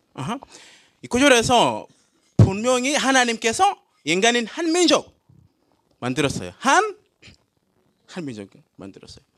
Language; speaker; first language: Korean; non-native, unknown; Swahili